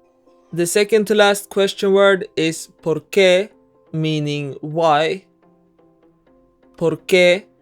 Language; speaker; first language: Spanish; non-native, fluent; English